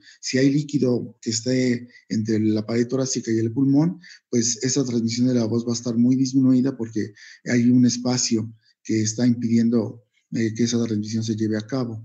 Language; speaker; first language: Spanish; native; Spanish